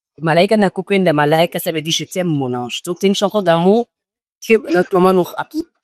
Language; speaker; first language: French; non-native, local second language; Fon